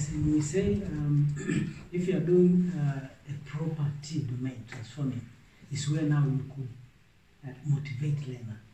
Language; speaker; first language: English; non-native, local second language; Swahili